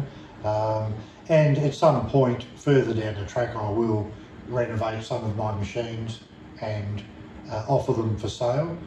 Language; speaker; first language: English; native; English